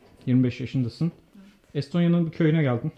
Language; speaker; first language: Turkish; native; Turkish